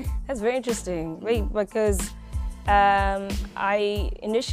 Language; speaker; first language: English; non-native, local second language; Zulu